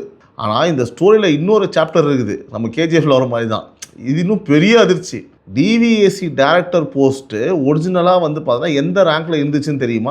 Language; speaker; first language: Tamil; native; Tamil